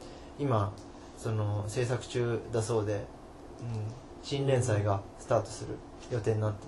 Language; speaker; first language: Japanese; native; Japanese